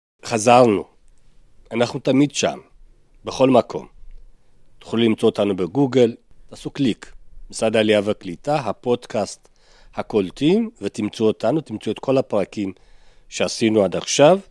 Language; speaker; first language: Hebrew; native; Hebrew